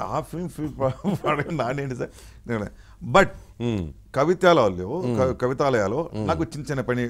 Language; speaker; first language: Telugu; non-native, learner; Tamil